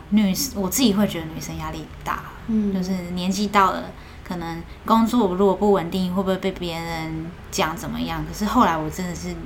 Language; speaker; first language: Chinese; native; Chinese